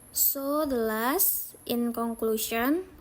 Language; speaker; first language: English; non-native, learner; Indonesian